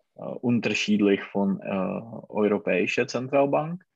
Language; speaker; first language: German; non-native, fluent; Czech